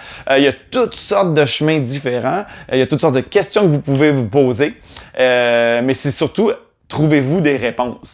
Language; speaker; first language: French; native; French